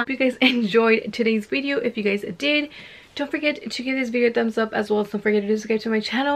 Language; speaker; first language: English; early bilingual, other home language; Spanish